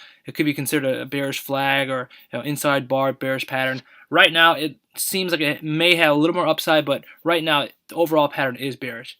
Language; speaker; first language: English; native; English